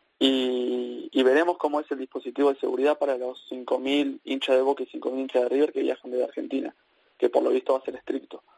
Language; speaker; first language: Spanish; native; Spanish